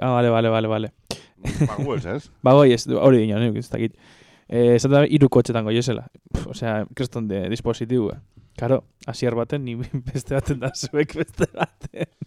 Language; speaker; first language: Basque; native; Basque